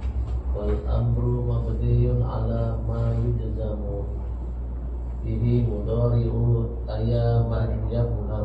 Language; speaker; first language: Arabic; non-native, learner; Indonesian